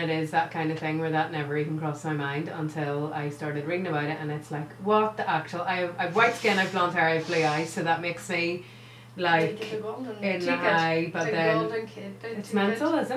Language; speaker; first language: English; native; English